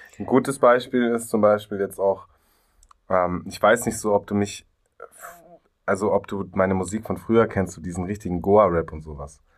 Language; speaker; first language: German; native; German